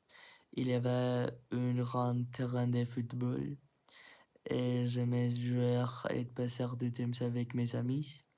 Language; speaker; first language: French; non-native, learner; Spanish